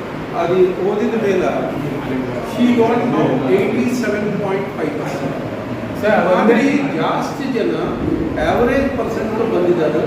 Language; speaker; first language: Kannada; non-native, local second language; Telugu